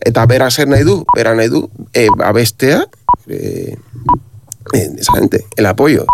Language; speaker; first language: Basque; non-native, learner; Spanish